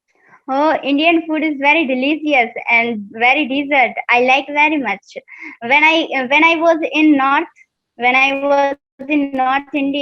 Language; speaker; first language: English; non-native, learner; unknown